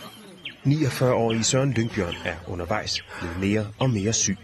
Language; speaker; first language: Danish; native; Danish